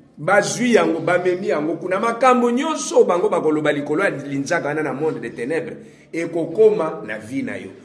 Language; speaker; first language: Lingala; non-native, local second language; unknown